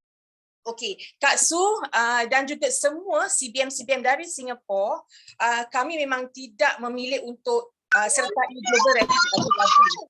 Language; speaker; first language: Malay; native; Malay